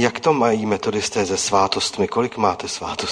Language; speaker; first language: Czech; native; Czech